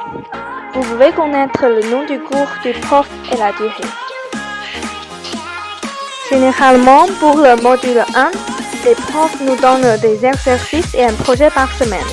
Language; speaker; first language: French; non-native, learner; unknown